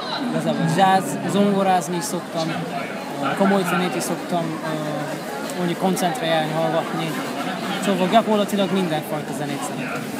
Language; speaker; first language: Hungarian; non-native, fluent; Japanese